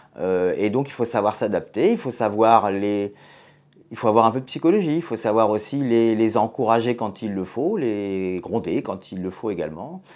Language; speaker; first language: French; native; French